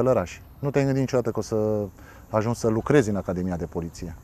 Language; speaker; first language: Romanian; native; Romanian